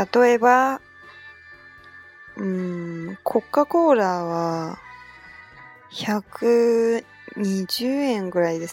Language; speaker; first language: Japanese; non-native, fluent; Chinese